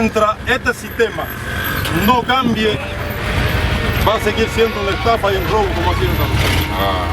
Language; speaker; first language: Spanish; native; Spanish